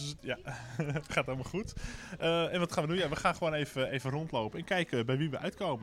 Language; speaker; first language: Dutch; native; Dutch